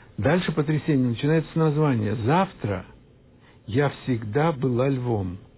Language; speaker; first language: Russian; native; Russian